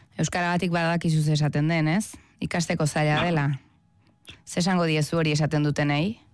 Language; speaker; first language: Basque; native; Basque